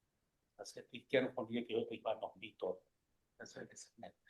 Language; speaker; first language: German; non-native, fluent; Spanish